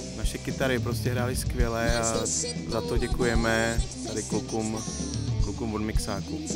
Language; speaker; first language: Czech; native; Czech